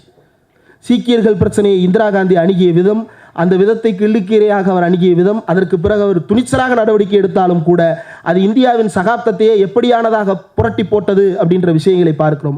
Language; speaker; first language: Tamil; native; Tamil